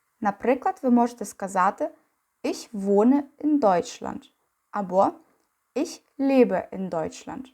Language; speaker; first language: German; non-native, fluent; Ukrainian